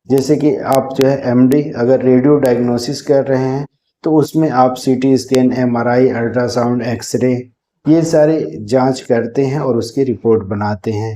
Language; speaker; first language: Hindi; native; Hindi